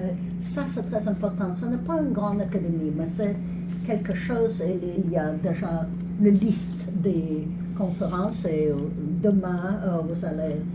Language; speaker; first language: French; non-native, learner; English